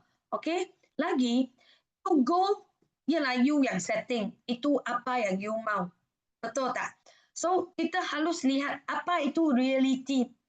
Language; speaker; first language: Indonesian; non-native, fluent; Malay